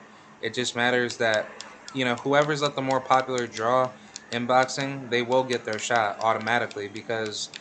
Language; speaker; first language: English; native; English